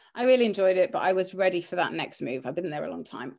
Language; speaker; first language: English; early bilingual, other home language; Greek